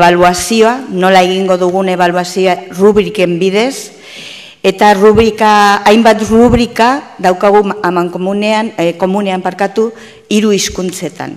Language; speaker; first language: Basque; native; Basque